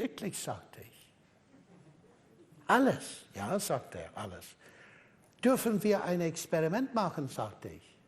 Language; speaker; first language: German; non-native, fluent; English